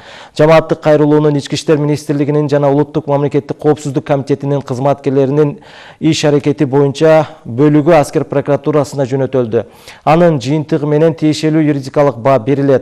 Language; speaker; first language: Kyrgyz; native; Kyrgyz